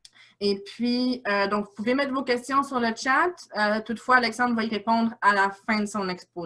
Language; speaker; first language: French; native; French